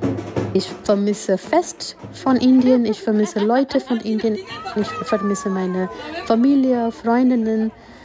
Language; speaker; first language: German; non-native, fluent; Gujarati